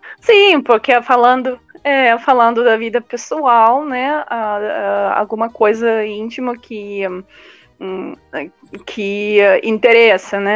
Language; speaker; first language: Portuguese; non-native, fluent; Russian